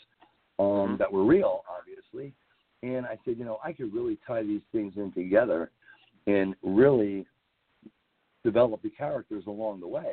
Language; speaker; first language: English; native; English